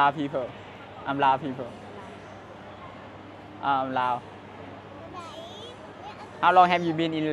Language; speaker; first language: English; non-native, learner; Lao